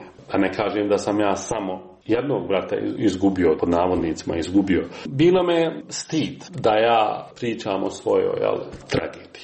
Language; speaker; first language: Serbian; native; Serbian